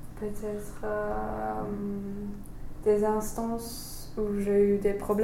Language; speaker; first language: French; non-native, fluent; English